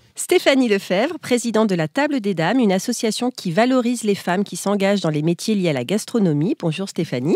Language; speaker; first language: French; native; French